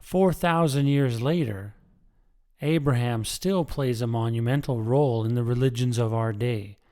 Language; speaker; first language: English; native; English